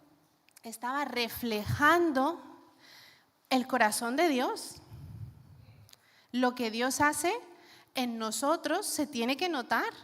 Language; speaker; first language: Spanish; native; Spanish